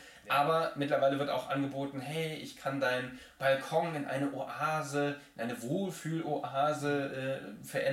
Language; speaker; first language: German; native; German